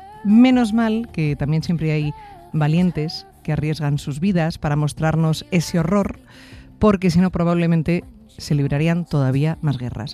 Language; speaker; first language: Spanish; native; Spanish